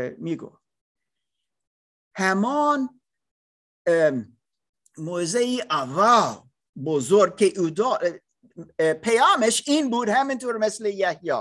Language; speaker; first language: Persian; non-native, learner; English